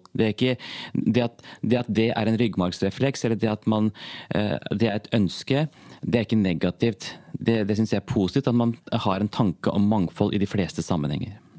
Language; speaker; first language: Norwegian; early bilingual, other home language; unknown